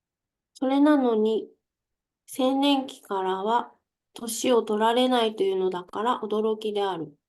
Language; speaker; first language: Japanese; native; Japanese